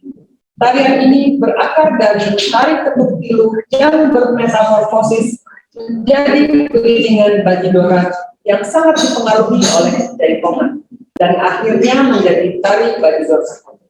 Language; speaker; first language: Indonesian; native; Indonesian